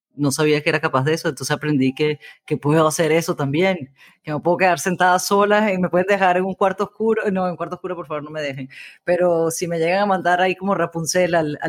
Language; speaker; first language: Spanish; native; Spanish